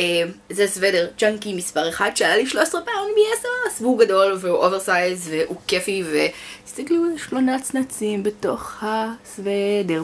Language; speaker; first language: Hebrew; native; Hebrew